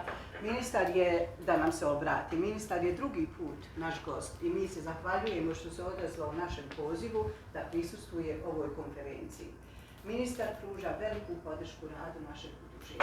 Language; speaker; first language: Bosnian; native; Bosnian